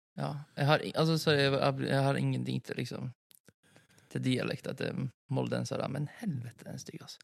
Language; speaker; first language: Norwegian; non-native, fluent; Polish